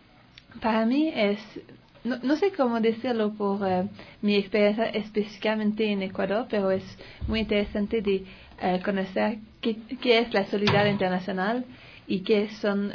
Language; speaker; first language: Spanish; non-native, learner; French